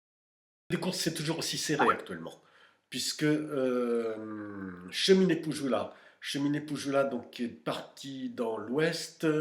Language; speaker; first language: French; native; French